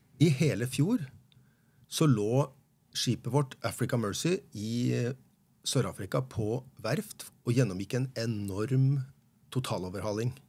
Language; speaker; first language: Norwegian; native; Norwegian